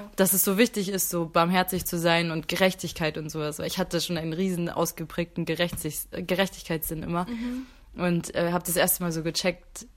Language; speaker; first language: German; native; German